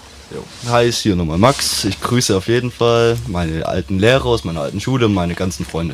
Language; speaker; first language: German; native; German